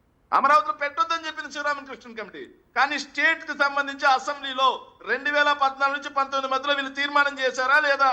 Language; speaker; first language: Telugu; native; Telugu